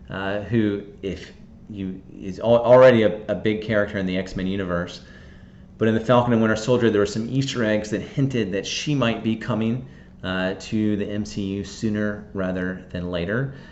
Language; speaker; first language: English; native; English